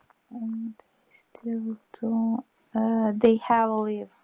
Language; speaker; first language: English; non-native, learner; Serbian